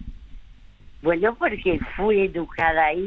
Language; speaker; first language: Spanish; early bilingual, other home language; French